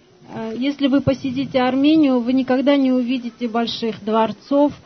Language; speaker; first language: Russian; non-native, fluent; Armenian